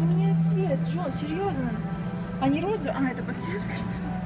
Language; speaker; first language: Russian; native; Russian